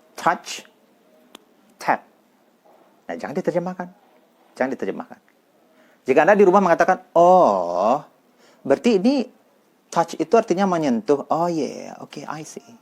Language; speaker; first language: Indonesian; non-native, local second language; Minangkabau